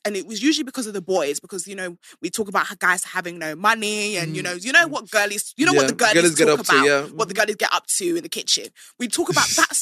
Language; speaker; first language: English; native; English